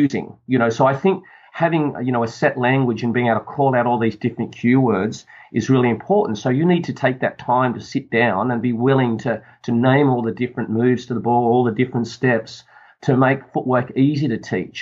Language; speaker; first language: English; native; English